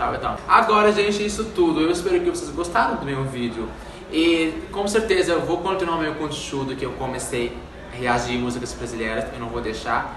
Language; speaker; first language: Portuguese; non-native, fluent; Arabic